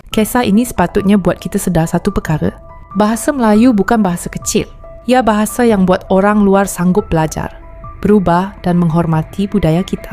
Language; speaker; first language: Malay; native; Malay